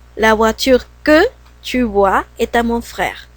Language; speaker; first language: French; non-native, learner; Spanish